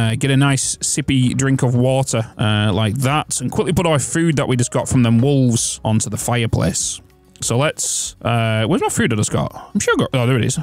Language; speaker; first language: English; native; English